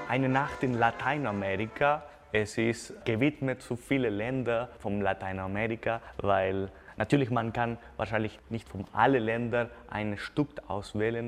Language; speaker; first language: German; non-native, fluent; Spanish